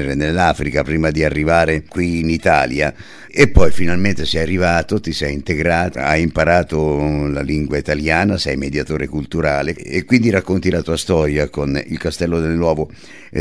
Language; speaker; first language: Italian; native; Italian